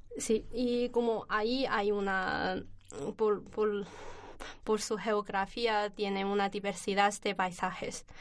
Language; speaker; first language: Spanish; non-native, learner; Chinese